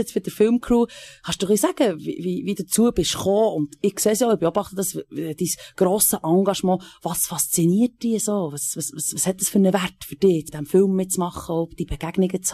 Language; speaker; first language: German; native; German